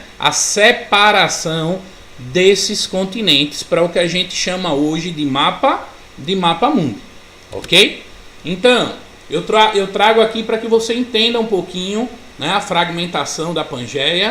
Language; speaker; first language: Portuguese; native; Portuguese